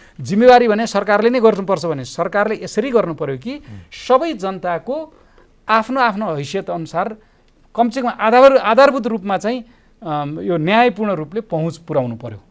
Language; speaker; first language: Nepali; native; Nepali